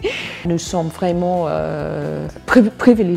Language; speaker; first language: French; non-native, fluent; English